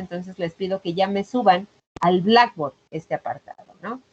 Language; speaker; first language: Spanish; native; Spanish